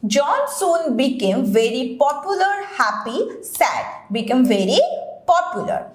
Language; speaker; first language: English; non-native, local second language; Bangla